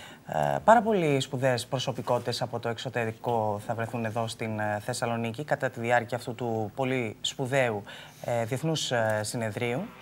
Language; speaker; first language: Greek; native; Greek